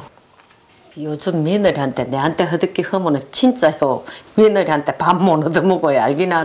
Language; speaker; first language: Korean; native; Korean